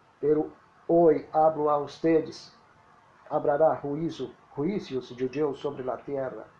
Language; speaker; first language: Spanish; non-native, learner; Portuguese